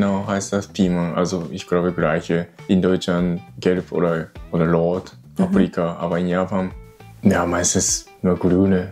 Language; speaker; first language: German; non-native, learner; Japanese